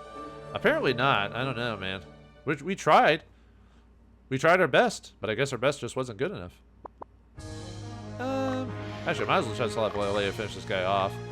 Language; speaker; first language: English; native; English